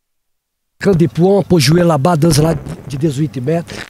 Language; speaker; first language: French; non-native, learner; Portuguese